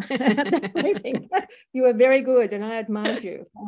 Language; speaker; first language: English; native; English